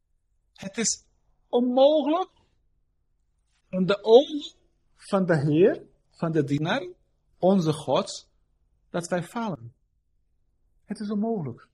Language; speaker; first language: Dutch; non-native, fluent; Portuguese